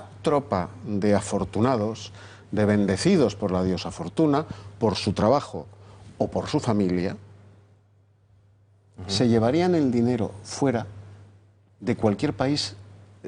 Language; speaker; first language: Spanish; native; Spanish